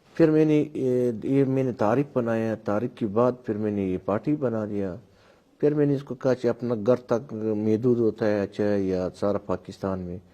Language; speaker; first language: Urdu; non-native, local second language; Pashto